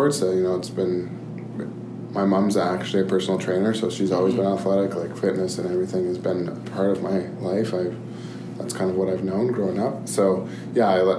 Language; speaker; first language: English; native; English